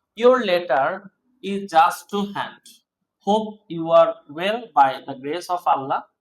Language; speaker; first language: English; non-native, local second language; Bangla